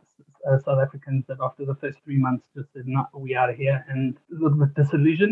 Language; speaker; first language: English; native; English